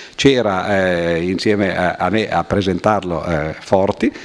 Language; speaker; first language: Italian; native; Italian